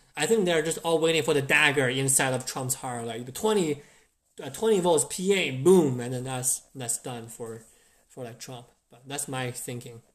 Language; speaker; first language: English; non-native, fluent; Chinese